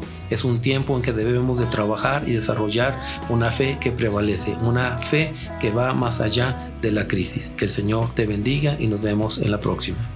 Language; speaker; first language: Spanish; native; Spanish